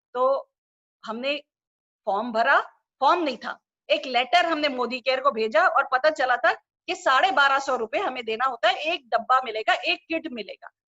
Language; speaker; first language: Hindi; non-native, local second language; Urdu